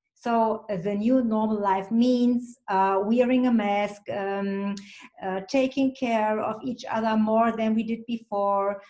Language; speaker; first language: English; non-native, fluent; German